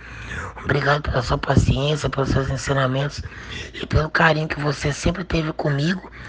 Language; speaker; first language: Portuguese; native; Portuguese